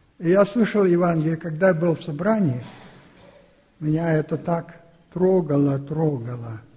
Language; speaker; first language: Russian; early bilingual, heritage; Russian